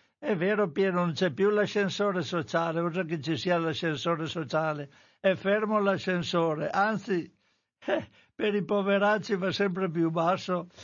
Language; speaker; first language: Italian; native; Italian